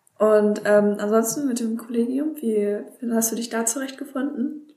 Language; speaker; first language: German; native; German